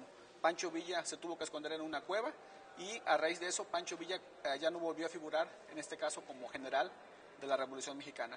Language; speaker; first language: Spanish; native; Spanish